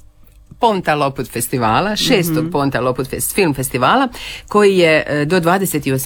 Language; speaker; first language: Serbian; native; Serbian